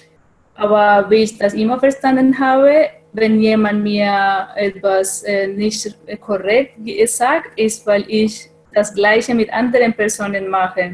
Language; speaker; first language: German; non-native, learner; English